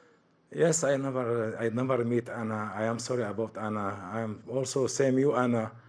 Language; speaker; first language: English; non-native, learner; Arabic